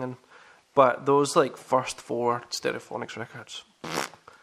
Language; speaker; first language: English; native; English